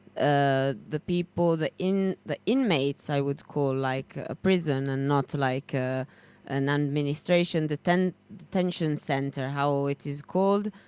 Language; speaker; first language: English; non-native, fluent; Italian